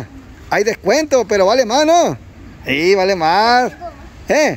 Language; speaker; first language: Spanish; native; Spanish